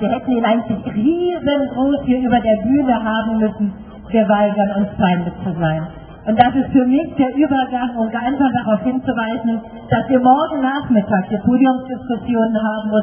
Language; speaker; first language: German; native; German